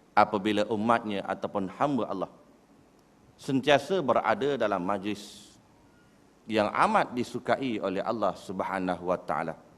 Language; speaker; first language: Malay; native; Malay